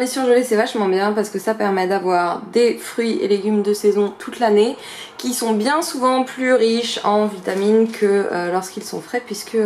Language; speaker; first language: French; native; French